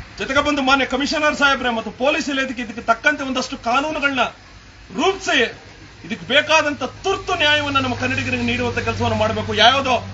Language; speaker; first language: Kannada; native; Kannada